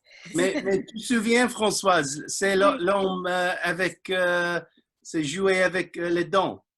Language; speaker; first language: French; non-native, learner; English